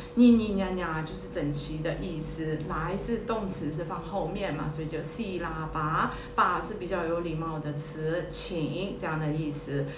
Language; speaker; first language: Chinese; early bilingual, heritage; Chinese